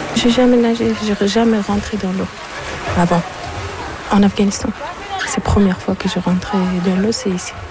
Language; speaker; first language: French; non-native, learner; Persian